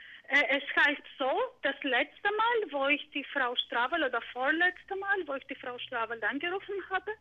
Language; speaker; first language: German; non-native, fluent; Greek